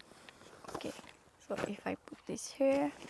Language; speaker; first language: English; non-native, fluent; French